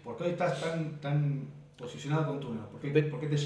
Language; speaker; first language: Spanish; native; Spanish